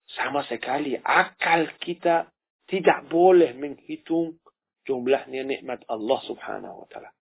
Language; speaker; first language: Indonesian; non-native, fluent; Persian